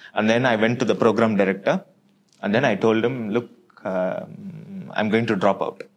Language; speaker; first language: English; non-native, local second language; Tamil